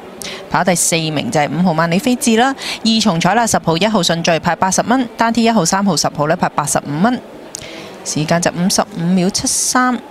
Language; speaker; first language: Cantonese; native; Cantonese